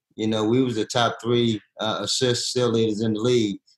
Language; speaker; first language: English; native; English